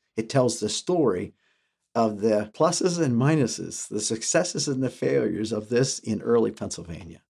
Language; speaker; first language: English; early bilingual, other home language; German